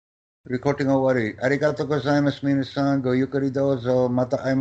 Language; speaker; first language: Japanese; non-native, learner; English